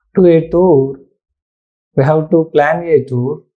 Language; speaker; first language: English; non-native, local second language; Telugu